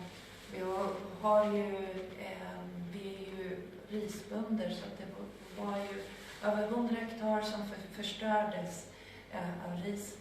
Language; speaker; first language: Swedish; non-native, fluent; Spanish